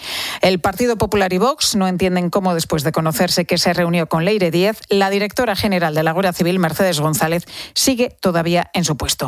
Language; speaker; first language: Spanish; native; Spanish